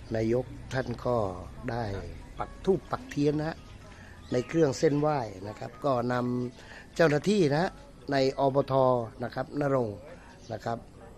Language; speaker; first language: Thai; non-native, local second language; Northern Khmer